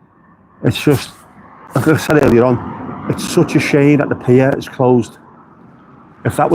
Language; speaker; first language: English; native; English